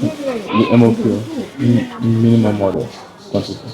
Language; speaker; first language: English; non-native, fluent; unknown